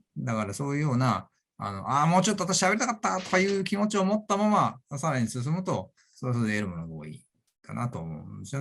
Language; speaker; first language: Japanese; native; Japanese